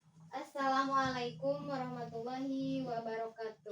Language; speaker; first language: Indonesian; native; Indonesian